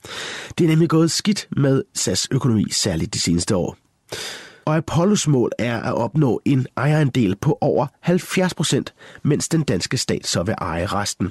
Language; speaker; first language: Danish; native; Danish